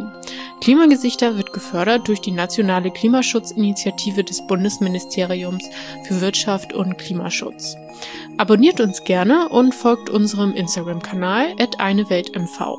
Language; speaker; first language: German; native; German